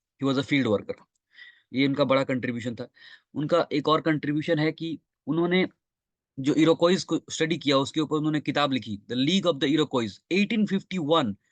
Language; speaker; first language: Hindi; non-native, local second language; Bangla